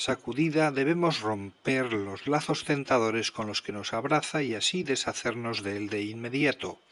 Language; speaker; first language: Spanish; native; Spanish